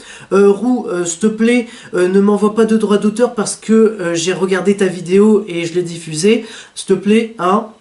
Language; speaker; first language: French; native; French